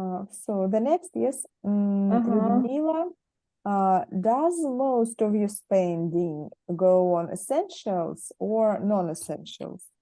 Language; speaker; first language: English; non-native, learner; Russian